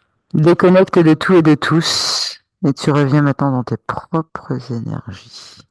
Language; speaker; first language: French; native; French